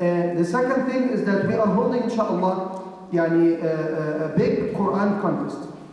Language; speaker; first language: English; non-native, fluent; Arabic